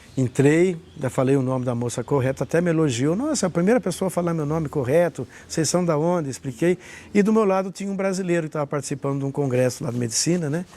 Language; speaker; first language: Portuguese; native; Portuguese